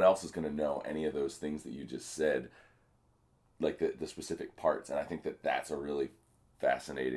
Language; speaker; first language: English; native; English